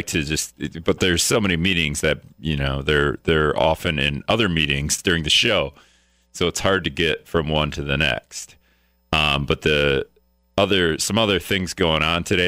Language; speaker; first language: English; native; English